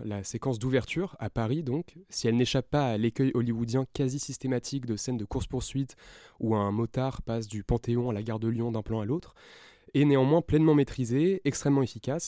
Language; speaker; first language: French; native; French